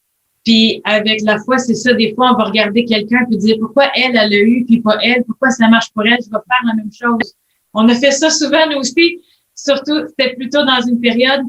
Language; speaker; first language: French; native; French